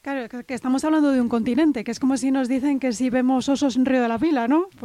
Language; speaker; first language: Spanish; native; Spanish